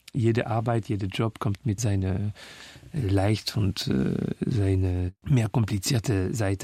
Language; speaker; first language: German; non-native, fluent; French